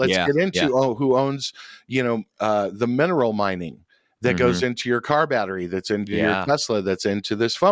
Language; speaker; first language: English; native; English